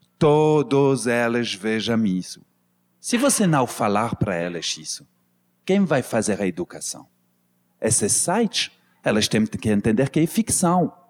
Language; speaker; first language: Portuguese; non-native, fluent; French